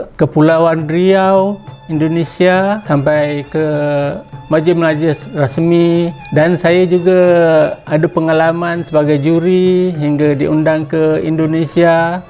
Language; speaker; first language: Malay; native; Malay